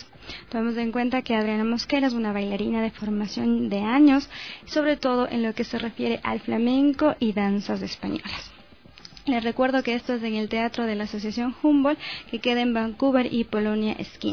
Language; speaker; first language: Spanish; native; Spanish